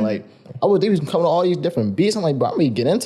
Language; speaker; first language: English; native; English